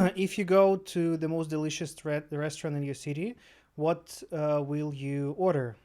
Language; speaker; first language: English; non-native, fluent; Russian